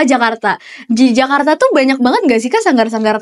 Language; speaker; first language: Indonesian; native; Indonesian